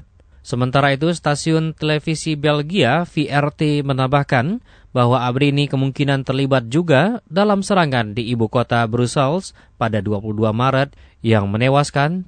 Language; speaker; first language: Indonesian; native; Indonesian